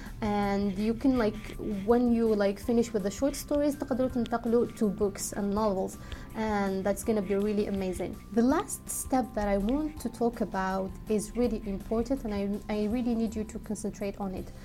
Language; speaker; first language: English; non-native, fluent; Arabic